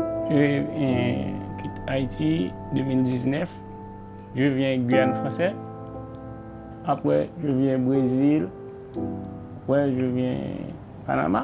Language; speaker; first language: French; non-native, learner; Haitian Creole